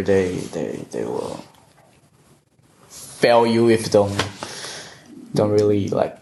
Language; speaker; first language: English; non-native, fluent; Chinese